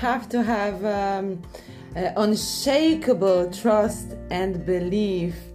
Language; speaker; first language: English; non-native, fluent; Polish